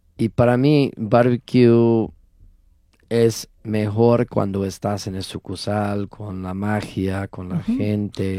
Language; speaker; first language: Spanish; non-native, learner; English